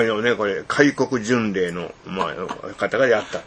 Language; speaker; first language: Japanese; native; Japanese